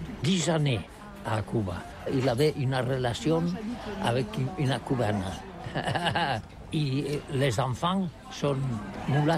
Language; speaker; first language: French; non-native, learner; Catalan